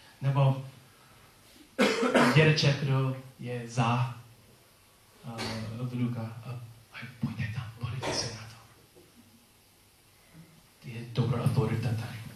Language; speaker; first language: Czech; non-native, learner; English